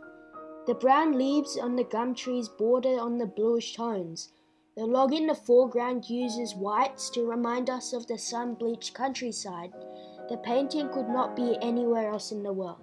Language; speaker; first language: English; native; English